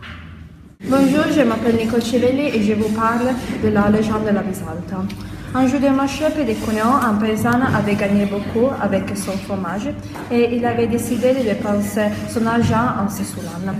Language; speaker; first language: French; non-native, learner; Italian